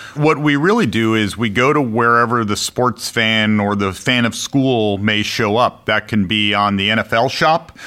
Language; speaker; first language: English; native; English